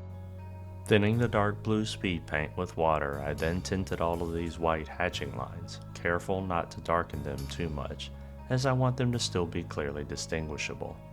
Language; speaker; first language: English; native; English